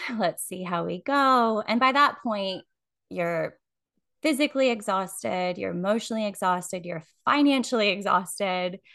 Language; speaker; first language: English; native; English